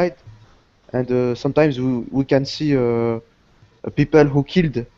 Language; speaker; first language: English; non-native, learner; Portuguese